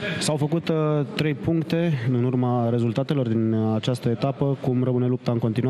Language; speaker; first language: Romanian; native; Romanian